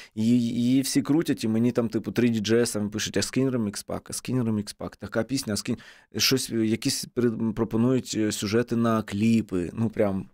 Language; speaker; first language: Ukrainian; non-native, local second language; Russian